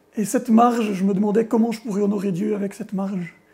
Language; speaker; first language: French; native; French